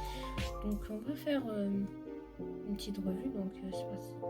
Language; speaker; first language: French; native; French